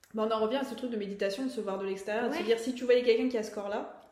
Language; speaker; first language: French; native; French